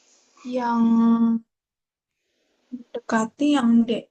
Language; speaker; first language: Indonesian; native; Indonesian